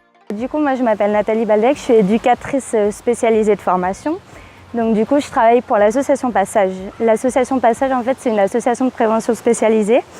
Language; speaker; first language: French; native; French